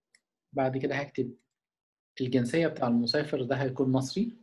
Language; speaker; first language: Arabic; native; Arabic